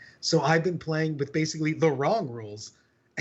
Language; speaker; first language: English; native; English